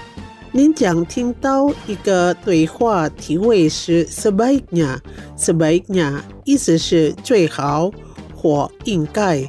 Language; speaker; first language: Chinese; non-native, fluent; Indonesian